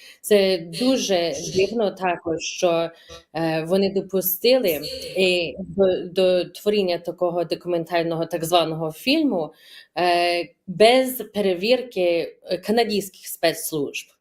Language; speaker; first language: Ukrainian; early bilingual, heritage; Ukrainian